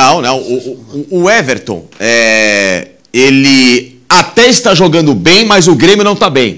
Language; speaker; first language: Portuguese; native; Portuguese